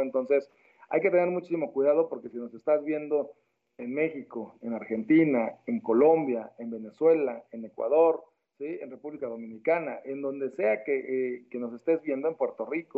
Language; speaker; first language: Spanish; native; Spanish